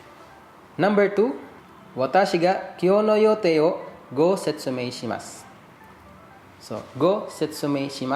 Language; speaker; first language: Japanese; non-native, fluent; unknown